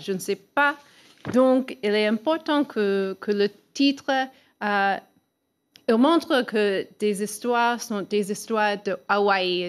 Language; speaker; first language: French; non-native, learner; English